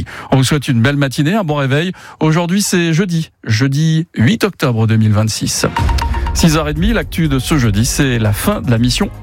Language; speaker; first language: French; native; French